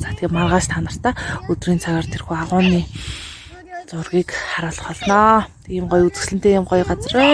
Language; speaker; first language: Mongolian; native; Mongolian